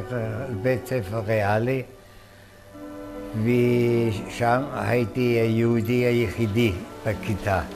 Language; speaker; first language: Hebrew; non-native, fluent; German